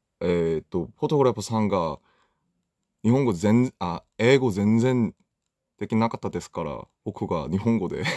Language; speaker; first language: Japanese; non-native, learner; Korean